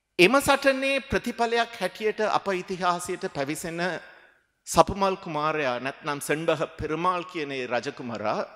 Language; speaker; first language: Sinhala; non-native, local second language; Tamil